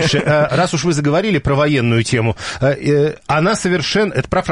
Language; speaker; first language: Russian; native; Russian